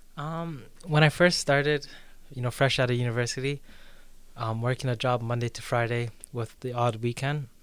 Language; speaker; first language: English; native; English